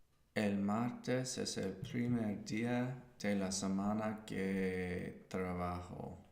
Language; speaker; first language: Spanish; non-native, learner; English